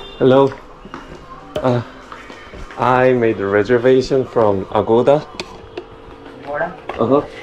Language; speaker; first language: English; non-native, learner; Korean